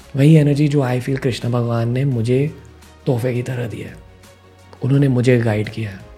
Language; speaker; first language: Hindi; non-native, local second language; English